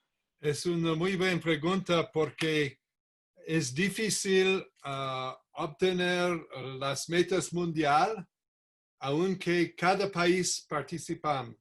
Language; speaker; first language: Spanish; non-native, learner; English